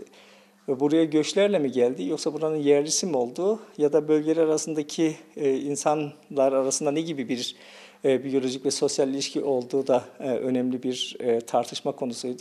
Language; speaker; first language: Turkish; native; Turkish